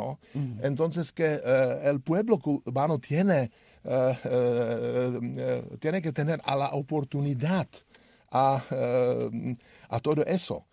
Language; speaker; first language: Spanish; non-native, learner; Czech